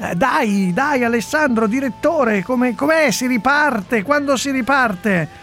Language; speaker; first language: Italian; native; Italian